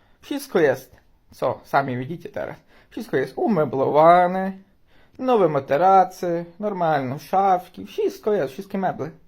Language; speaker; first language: Polish; non-native, learner; Ukrainian